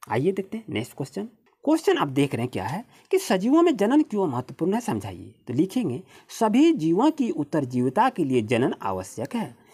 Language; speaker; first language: Hindi; native; Hindi